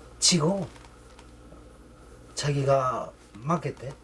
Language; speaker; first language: Korean; early bilingual, heritage; Korean